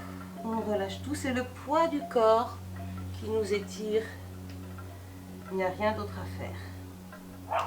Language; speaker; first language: French; native; French